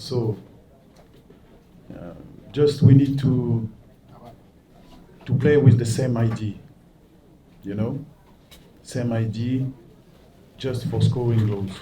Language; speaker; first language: English; non-native, learner; French